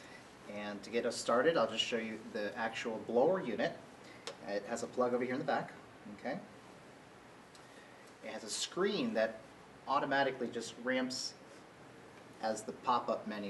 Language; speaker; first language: English; native; English